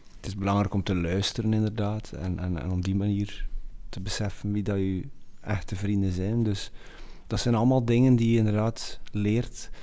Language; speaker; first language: Dutch; native; Dutch